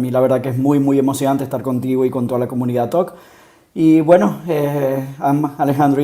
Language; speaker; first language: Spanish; native; Spanish